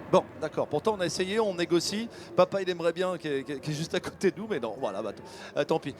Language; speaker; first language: French; native; French